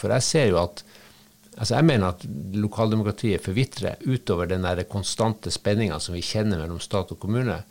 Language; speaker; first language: Norwegian; native; Norwegian